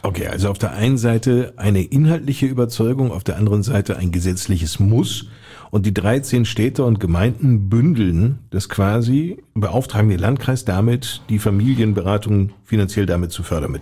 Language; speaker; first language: German; native; German